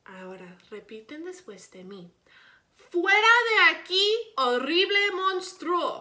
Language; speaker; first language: Spanish; non-native, learner; English